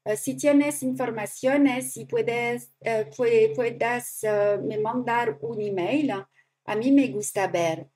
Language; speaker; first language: Spanish; non-native, learner; French